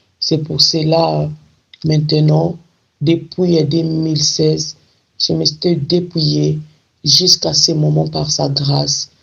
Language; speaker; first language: French; non-native, local second language; Lingala